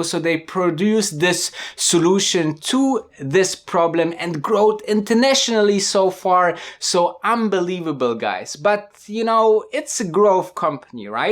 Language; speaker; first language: English; non-native, fluent; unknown